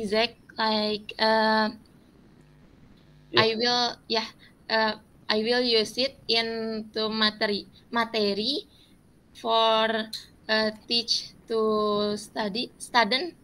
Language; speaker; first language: English; non-native, learner; Indonesian